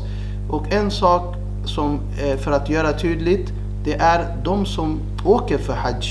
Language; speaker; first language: Swedish; non-native, fluent; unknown